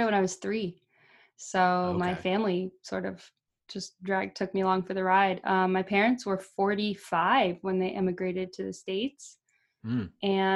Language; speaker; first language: English; early bilingual, other home language; Portuguese